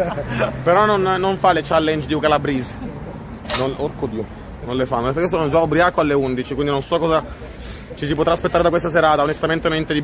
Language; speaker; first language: Italian; native; Italian